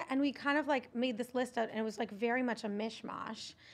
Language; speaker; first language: English; native; English